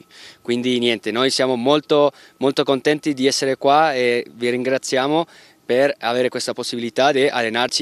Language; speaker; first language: Italian; non-native, fluent; Spanish